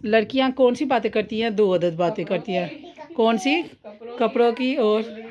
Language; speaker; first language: Urdu; non-native, local second language; Punjabi